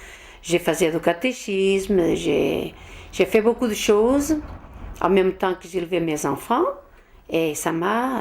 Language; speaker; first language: French; non-native, fluent; Portuguese